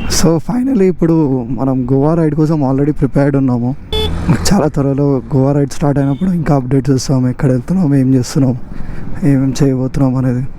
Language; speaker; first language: Telugu; non-native, local second language; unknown